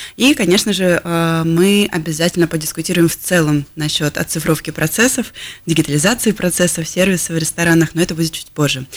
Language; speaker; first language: Russian; native; Russian